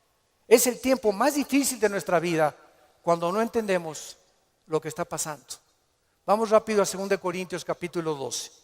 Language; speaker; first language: Spanish; native; Spanish